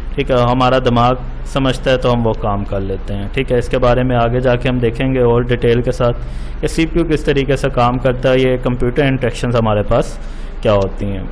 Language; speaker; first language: Urdu; non-native, local second language; Punjabi